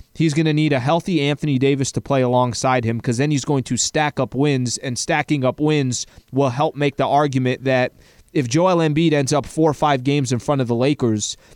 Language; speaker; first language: English; native; English